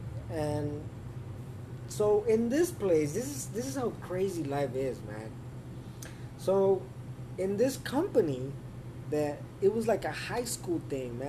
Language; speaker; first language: English; early bilingual, other home language; Spanish